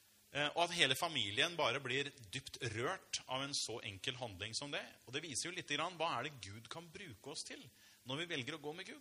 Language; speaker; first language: Norwegian; native; Norwegian